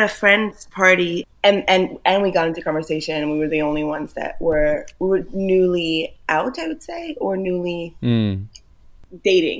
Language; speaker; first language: English; early bilingual, other home language; Yiddish